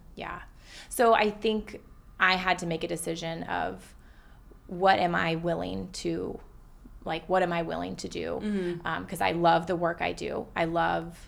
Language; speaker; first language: English; native; English